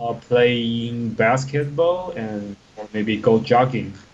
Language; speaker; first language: English; non-native, learner; Chinese